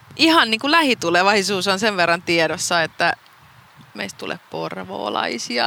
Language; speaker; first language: Finnish; non-native, local second language; Swedish